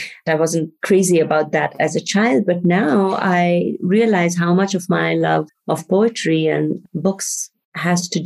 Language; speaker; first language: English; non-native, local second language; Bangla